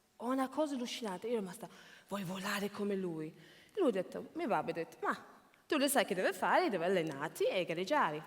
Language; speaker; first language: Italian; non-native, fluent; English